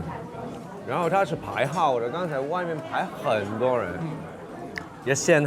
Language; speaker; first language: Chinese; non-native, local second language; Cantonese